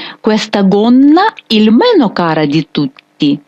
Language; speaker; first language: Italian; non-native, fluent; Ukrainian